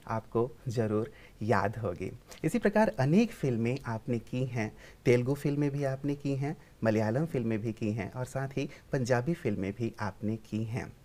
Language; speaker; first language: Hindi; native; Hindi